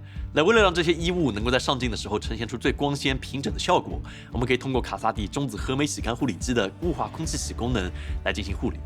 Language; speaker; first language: Chinese; native; Chinese